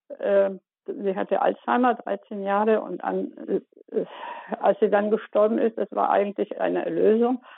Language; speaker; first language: German; early bilingual, other home language; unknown